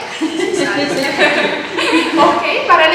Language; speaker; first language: German; non-native, learner; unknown